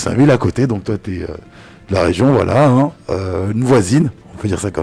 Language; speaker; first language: French; native; French